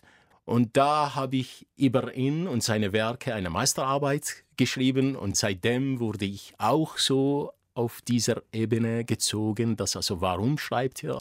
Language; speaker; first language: German; non-native, fluent; Arabic